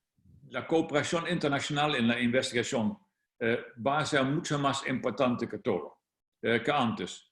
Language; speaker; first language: Spanish; non-native, fluent; Dutch